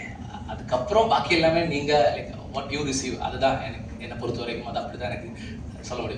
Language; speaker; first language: Tamil; non-native, fluent; Malayalam